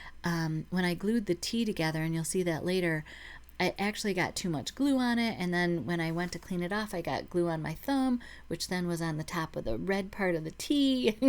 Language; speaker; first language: English; native; English